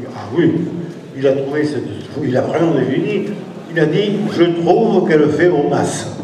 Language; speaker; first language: French; native; French